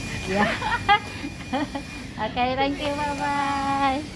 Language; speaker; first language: English; non-native, local second language; Filipino